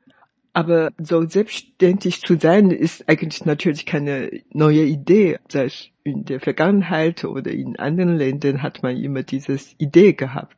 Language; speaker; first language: German; non-native, fluent; Chinese